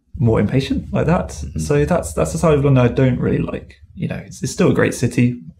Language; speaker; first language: English; native; English